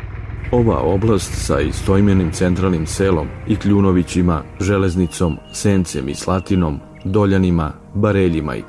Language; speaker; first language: Bosnian; native; Bosnian